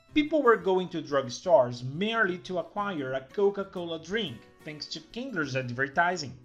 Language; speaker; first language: English; non-native, fluent; Portuguese